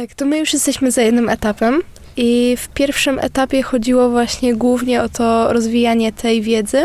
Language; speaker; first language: Polish; native; Polish